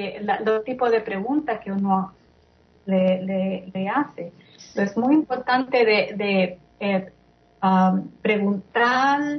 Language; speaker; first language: Spanish; early bilingual, heritage; English